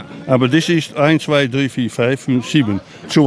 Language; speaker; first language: German; non-native, learner; Dutch